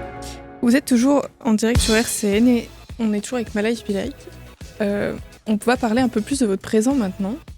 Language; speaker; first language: French; native; French